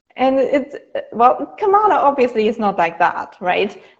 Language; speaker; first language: English; non-native, fluent; German